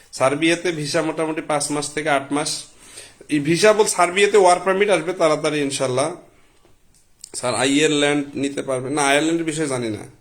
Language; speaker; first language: Bangla; native; Bangla